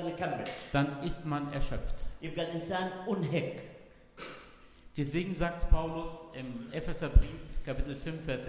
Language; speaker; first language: German; non-native, fluent; Arabic